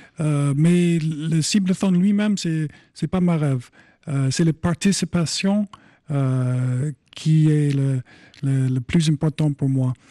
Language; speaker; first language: French; non-native, fluent; English